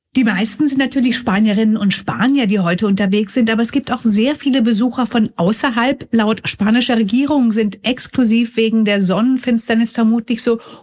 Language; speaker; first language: German; native; German